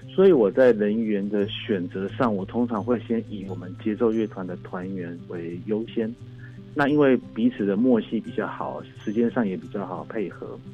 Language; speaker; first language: Chinese; native; Chinese